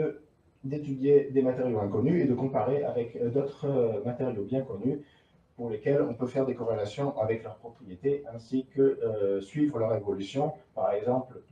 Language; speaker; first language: French; native; French